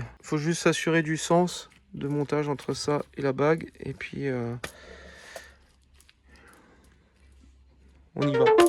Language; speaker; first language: French; native; French